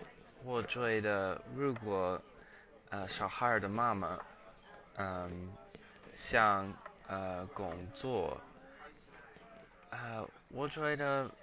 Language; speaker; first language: Chinese; non-native, learner; English